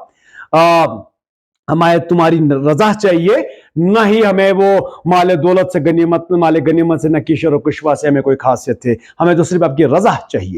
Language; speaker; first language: Urdu; native; Urdu